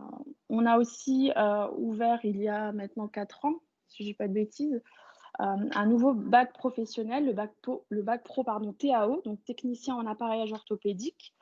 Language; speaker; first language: French; native; French